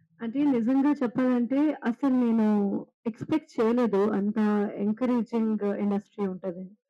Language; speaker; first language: Telugu; non-native, learner; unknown